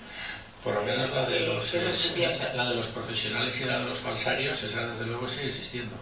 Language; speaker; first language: Spanish; native; Spanish